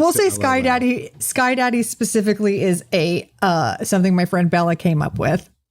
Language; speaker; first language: English; native; English